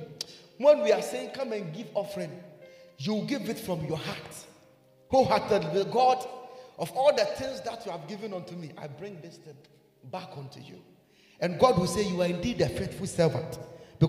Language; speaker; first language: English; non-native, local second language; Akan